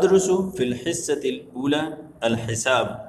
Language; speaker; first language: Arabic; non-native, learner; Urdu